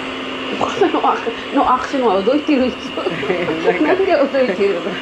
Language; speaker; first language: Japanese; non-native, learner; Filipino